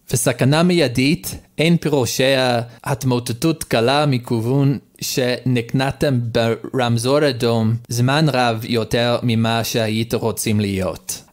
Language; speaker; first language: Hebrew; non-native, learner; English